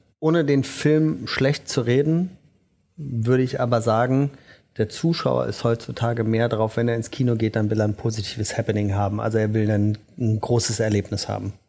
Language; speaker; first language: German; native; German